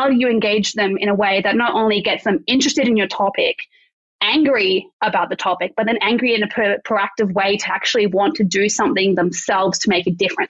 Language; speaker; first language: English; native; English